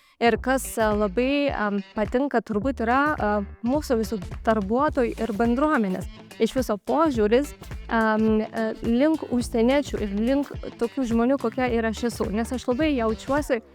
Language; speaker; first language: Lithuanian; non-native, fluent; Georgian